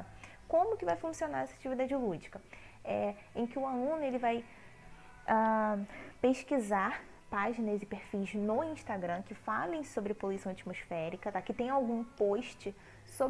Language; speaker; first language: Portuguese; native; Portuguese